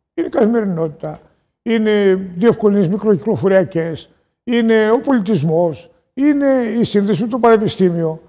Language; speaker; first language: Greek; native; Greek